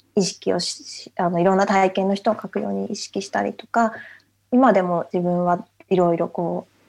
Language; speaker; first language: Japanese; native; Japanese